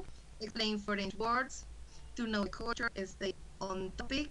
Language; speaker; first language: English; non-native, learner; Spanish